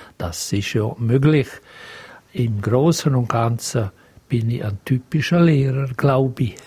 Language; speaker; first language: German; non-native, local second language; Romansh